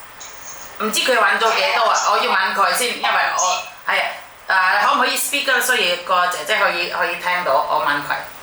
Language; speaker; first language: Cantonese; non-native, fluent; Indonesian